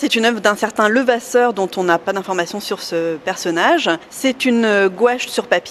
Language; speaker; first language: French; native; French